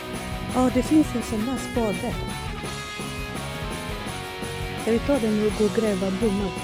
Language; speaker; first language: Swedish; non-native, fluent; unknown